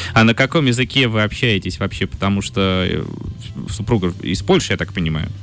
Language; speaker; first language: Russian; native; Russian